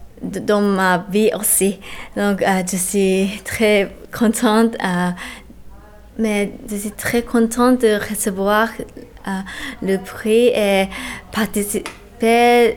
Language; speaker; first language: French; non-native, learner; Japanese